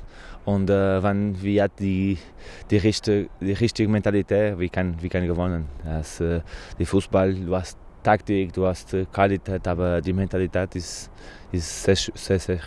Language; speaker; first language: German; non-native, learner; Portuguese